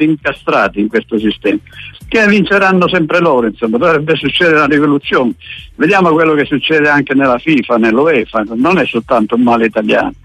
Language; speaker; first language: Italian; native; Italian